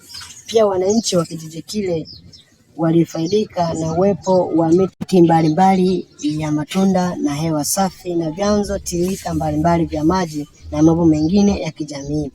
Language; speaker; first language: Swahili; native; Swahili